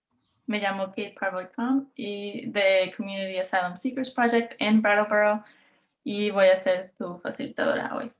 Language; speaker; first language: Spanish; non-native, fluent; English